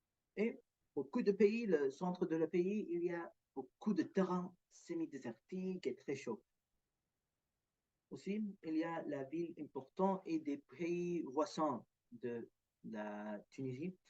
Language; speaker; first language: French; non-native, learner; Arabic